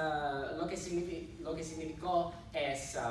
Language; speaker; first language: Spanish; non-native, learner; English